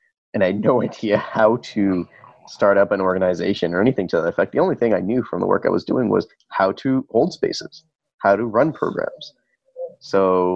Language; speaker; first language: English; native; English